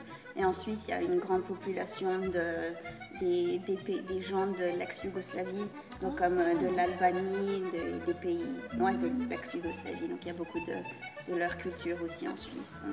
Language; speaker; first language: French; early bilingual, heritage; French